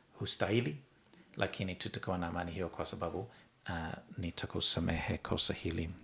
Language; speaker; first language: Swahili; non-native, fluent; English